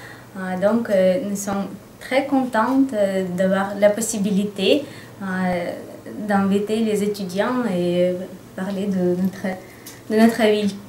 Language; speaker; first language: French; non-native, fluent; Russian